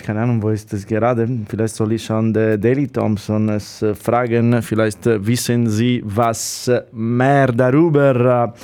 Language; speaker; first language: German; non-native, learner; Italian